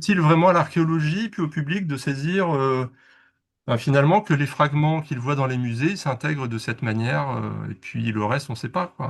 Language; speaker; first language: French; native; French